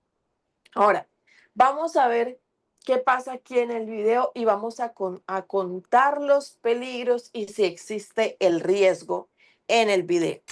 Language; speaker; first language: Spanish; native; Spanish